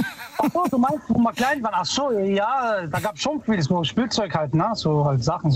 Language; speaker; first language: German; early bilingual, other home language; Italian